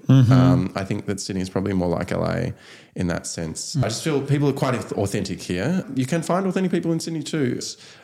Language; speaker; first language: English; native; English